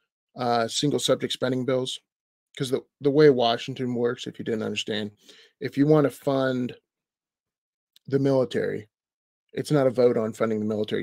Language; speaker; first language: English; native; English